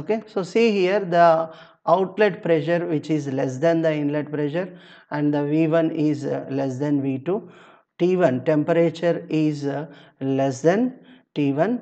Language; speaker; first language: English; non-native, local second language; Telugu